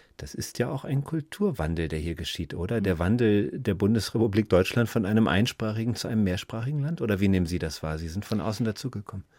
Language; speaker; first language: German; native; German